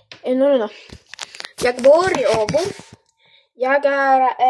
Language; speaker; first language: Swedish; non-native, local second language; Finnish